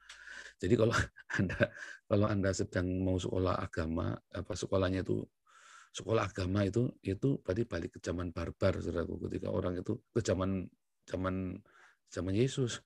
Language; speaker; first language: Indonesian; native; Indonesian